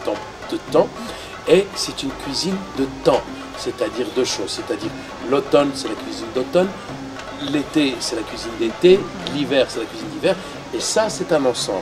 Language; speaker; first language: French; non-native, local second language; Arabic